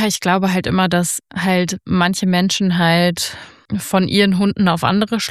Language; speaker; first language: German; native; German